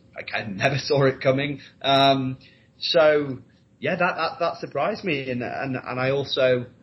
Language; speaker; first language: English; native; English